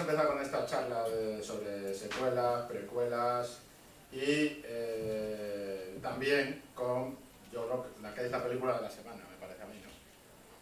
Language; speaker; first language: Spanish; native; Spanish